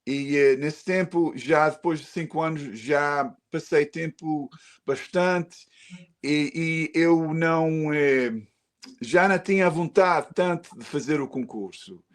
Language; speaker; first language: Portuguese; early bilingual, heritage; Portuguese